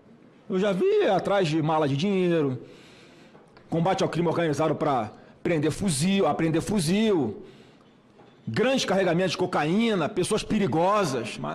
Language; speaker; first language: Portuguese; native; Portuguese